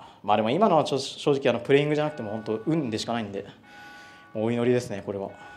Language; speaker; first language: Japanese; native; Japanese